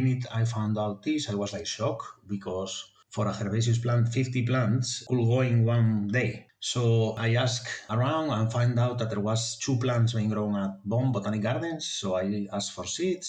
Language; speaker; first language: English; non-native, fluent; Spanish